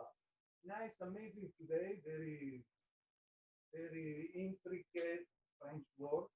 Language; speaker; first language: English; non-native, learner; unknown